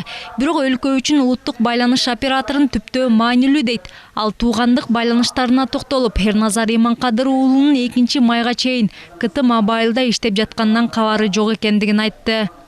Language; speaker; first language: Kyrgyz; native; Kyrgyz